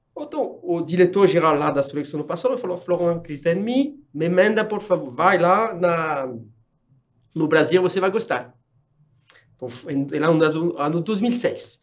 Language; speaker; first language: Portuguese; non-native, fluent; French